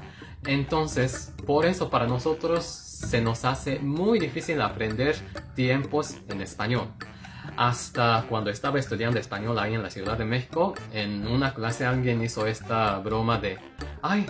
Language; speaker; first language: Spanish; non-native, fluent; Japanese